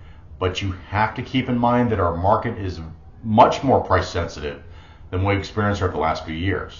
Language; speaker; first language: English; native; English